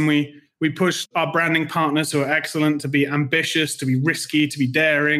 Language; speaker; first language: English; native; English